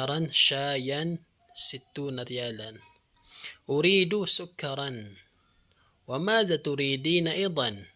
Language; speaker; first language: Arabic; non-native, fluent; Filipino